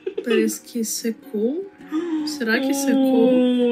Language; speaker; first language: Portuguese; non-native, fluent; Russian